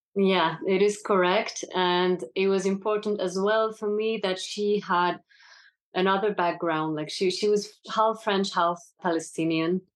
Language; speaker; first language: English; non-native, fluent; French